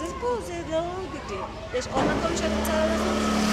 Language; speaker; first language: Hebrew; native; Hebrew